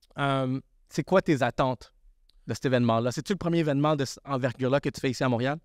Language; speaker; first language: French; early bilingual, other home language; Spanish